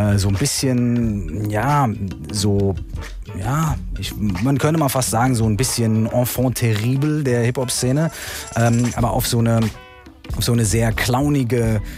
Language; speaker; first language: German; native; German